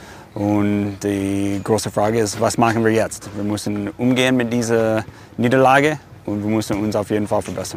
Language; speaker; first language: German; non-native, fluent; English